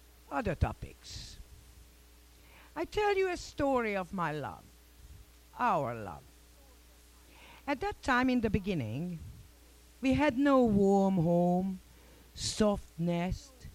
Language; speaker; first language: English; non-native, fluent; Hungarian